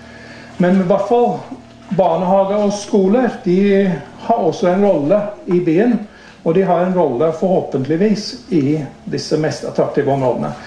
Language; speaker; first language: Norwegian; non-native, fluent; English